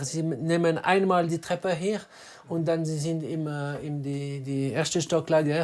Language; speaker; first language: German; non-native, learner; French